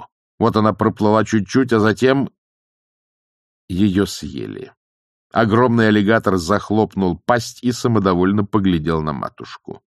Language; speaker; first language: Russian; native; Russian